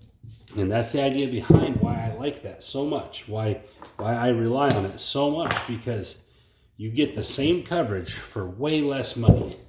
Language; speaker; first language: English; native; English